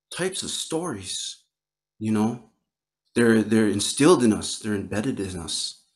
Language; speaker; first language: English; native; English